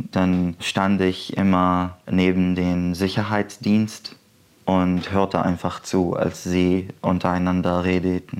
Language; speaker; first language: German; non-native, fluent; Arabic